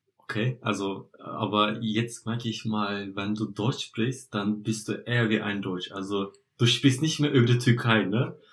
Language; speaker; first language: German; non-native, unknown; Turkish